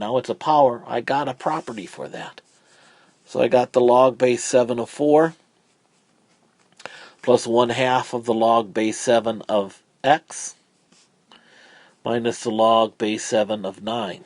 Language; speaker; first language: English; native; English